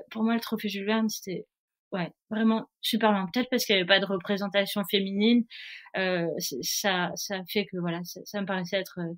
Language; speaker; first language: French; native; French